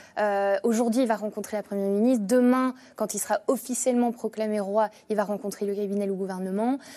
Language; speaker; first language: French; non-native, fluent; English